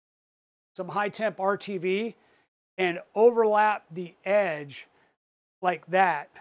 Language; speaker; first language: English; native; English